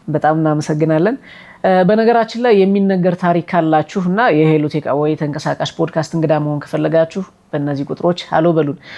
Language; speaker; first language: Amharic; native; Amharic